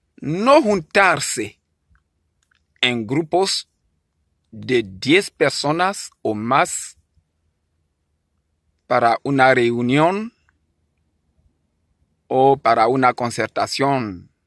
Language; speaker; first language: Spanish; non-native, learner; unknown